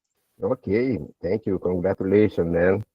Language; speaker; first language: English; non-native, learner; Portuguese